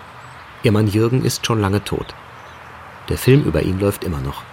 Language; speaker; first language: German; native; German